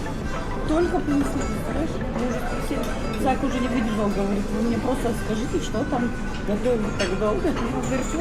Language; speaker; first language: Russian; native; Russian